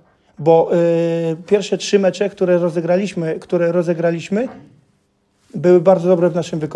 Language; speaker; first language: Polish; non-native, fluent; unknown